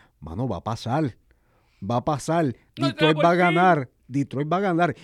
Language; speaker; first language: Spanish; native; Spanish